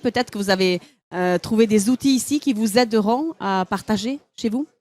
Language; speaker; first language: French; native; French